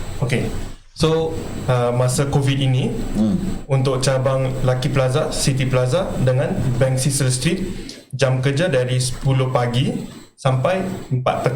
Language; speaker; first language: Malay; non-native, local second language; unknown